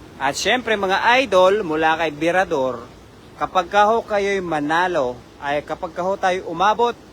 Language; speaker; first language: Filipino; native; Filipino